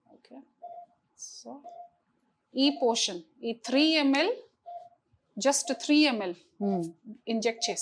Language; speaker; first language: Telugu; non-native, fluent; Hindi